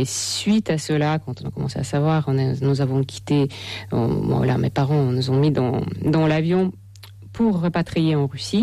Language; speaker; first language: French; non-native, fluent; Russian